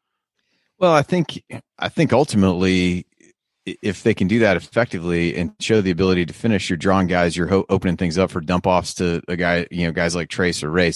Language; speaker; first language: English; native; English